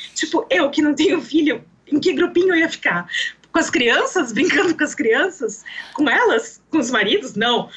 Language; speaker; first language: Portuguese; native; Portuguese